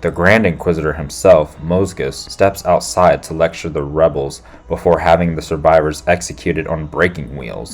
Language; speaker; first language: English; native; English